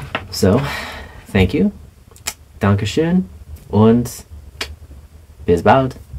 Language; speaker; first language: German; non-native, learner; English